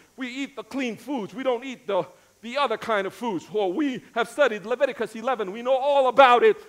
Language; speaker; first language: English; native; English